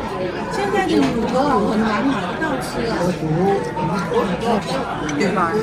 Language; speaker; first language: Chinese; non-native, local second language; Cantonese